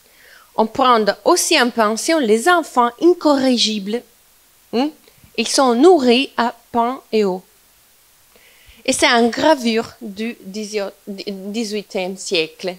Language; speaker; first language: French; non-native, fluent; Italian